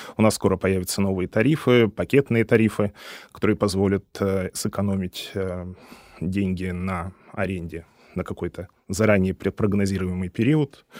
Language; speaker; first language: Russian; native; Russian